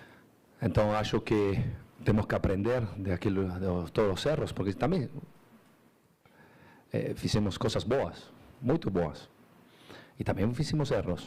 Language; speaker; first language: Portuguese; non-native, learner; Spanish